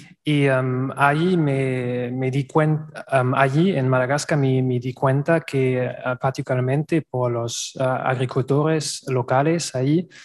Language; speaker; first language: Spanish; non-native, learner; German